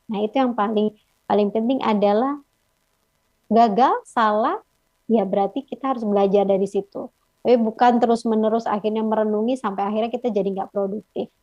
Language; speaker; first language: Indonesian; native; Indonesian